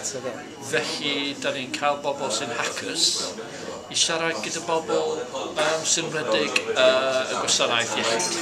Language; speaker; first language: Welsh; non-native, fluent; English